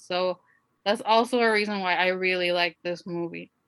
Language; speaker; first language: English; non-native, local second language; Spanish